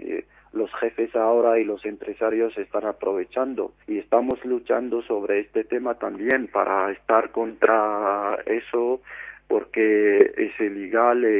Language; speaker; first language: Spanish; non-native, fluent; Arabic